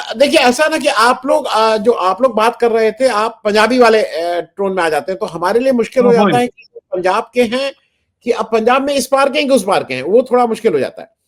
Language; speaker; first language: Hindi; native; Hindi